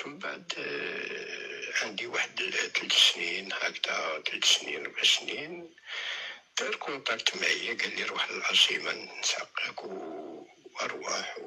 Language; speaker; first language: Arabic; native; Arabic